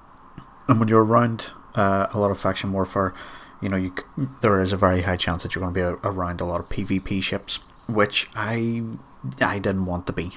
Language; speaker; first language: English; native; English